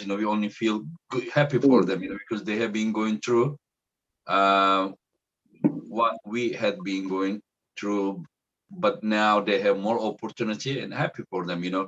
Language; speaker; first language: English; non-native, fluent; Turkish